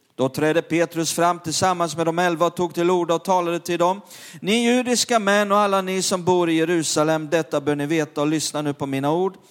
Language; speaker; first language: Swedish; native; Swedish